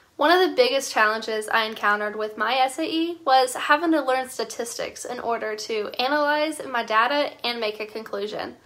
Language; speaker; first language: English; native; English